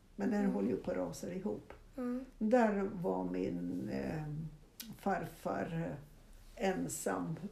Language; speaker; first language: Swedish; non-native, fluent; Norwegian